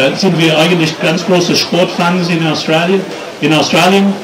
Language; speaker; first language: German; non-native, fluent; English